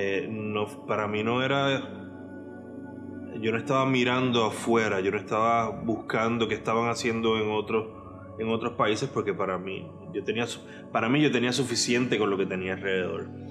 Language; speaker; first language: Spanish; native; Spanish